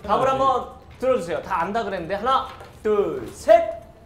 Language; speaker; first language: Korean; native; Korean